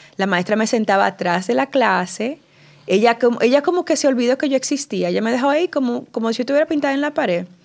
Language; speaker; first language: Spanish; native; Spanish